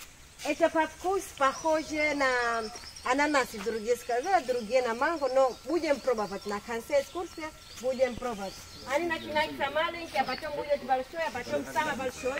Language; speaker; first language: Russian; non-native, learner; Swahili